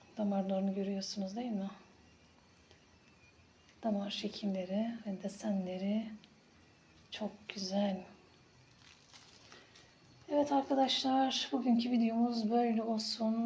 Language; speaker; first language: Turkish; native; Turkish